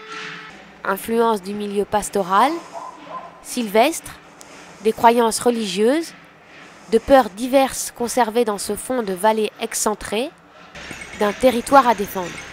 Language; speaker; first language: French; native; French